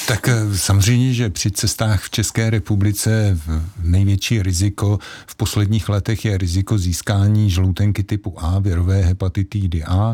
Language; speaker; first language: Czech; native; Czech